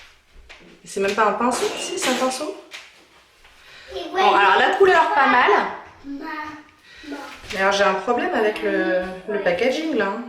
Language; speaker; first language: French; native; French